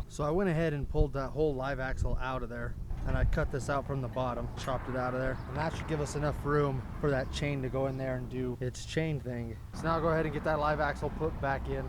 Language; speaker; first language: English; native; English